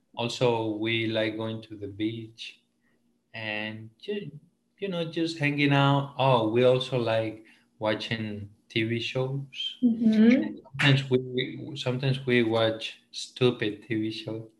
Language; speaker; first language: English; non-native, fluent; Spanish